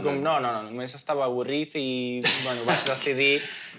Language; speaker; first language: Catalan; non-native, fluent; Hungarian